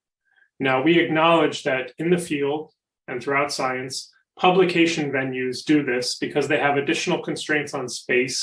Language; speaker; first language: English; native; English